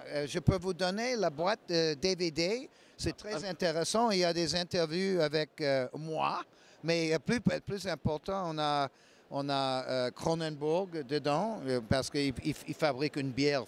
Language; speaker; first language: French; non-native, learner; English